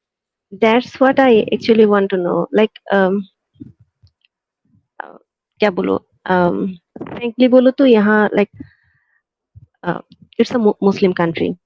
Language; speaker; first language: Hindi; non-native, fluent; Bangla